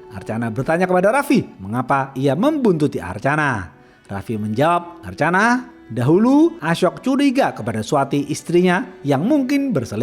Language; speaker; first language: Indonesian; native; Indonesian